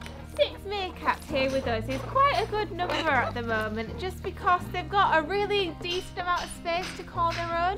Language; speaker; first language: English; native; English